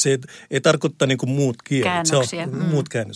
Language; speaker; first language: Finnish; non-native, learner; Arabic